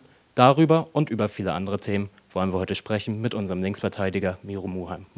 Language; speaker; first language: German; native; German